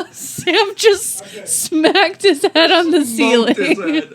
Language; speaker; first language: English; native; English